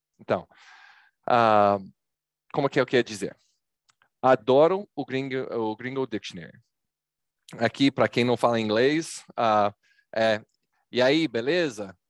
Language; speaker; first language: Portuguese; non-native, fluent; English